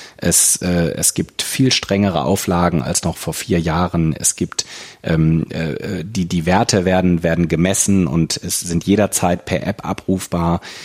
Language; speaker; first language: German; native; German